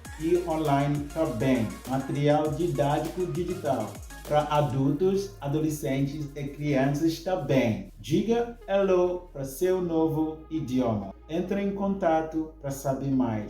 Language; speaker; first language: Portuguese; non-native, fluent; English